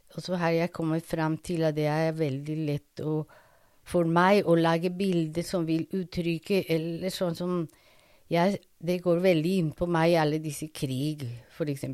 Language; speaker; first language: Norwegian; non-native, fluent; Spanish